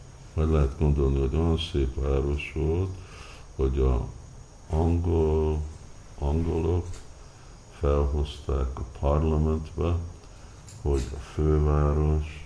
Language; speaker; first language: Hungarian; early bilingual, heritage; Hungarian